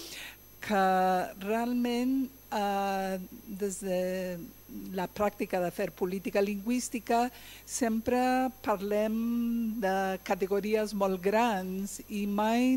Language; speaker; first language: Catalan; non-native, fluent; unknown